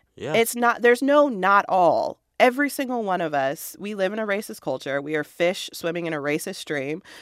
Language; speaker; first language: English; native; English